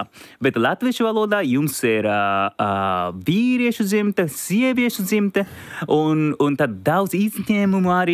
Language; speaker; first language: Latvian; non-native, learner; Japanese